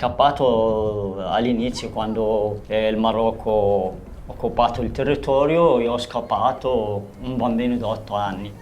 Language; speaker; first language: Italian; non-native, learner; Arabic